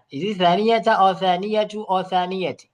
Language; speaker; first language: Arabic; non-native, fluent; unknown